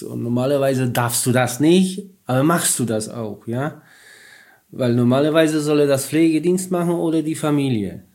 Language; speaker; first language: German; non-native, learner; Polish